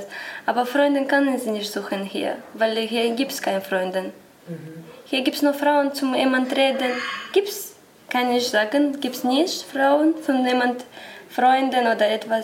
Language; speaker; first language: German; non-native, learner; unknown